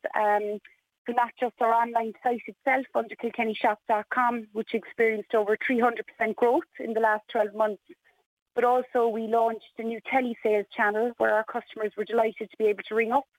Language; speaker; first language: English; native; English